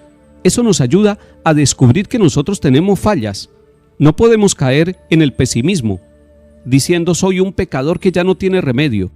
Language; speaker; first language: Spanish; native; Spanish